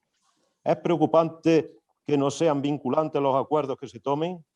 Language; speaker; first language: Spanish; native; Spanish